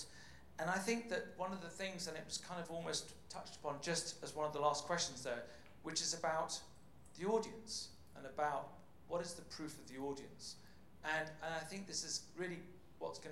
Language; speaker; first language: English; native; English